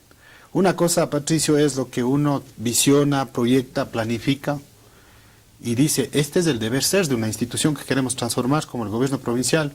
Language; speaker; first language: Spanish; native; Spanish